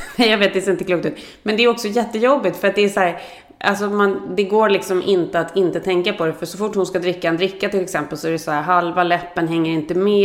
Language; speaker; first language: Swedish; native; Swedish